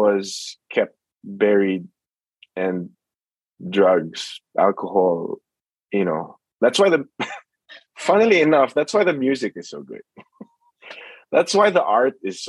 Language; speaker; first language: English; non-native, local second language; Filipino